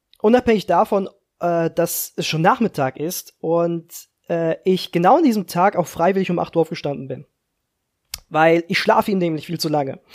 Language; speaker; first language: German; early bilingual, other home language; Czech